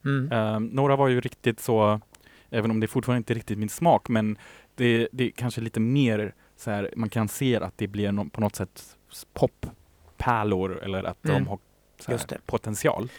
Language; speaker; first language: Swedish; native; Swedish